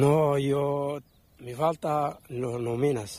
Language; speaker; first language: Spanish; non-native, learner; Arabic